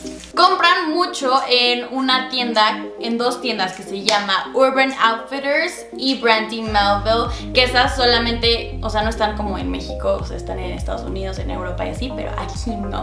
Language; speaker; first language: Spanish; native; Spanish